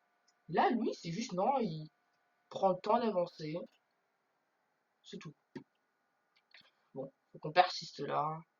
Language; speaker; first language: French; native; French